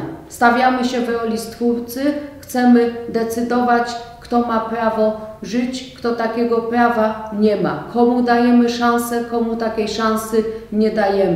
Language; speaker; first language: Polish; native; Polish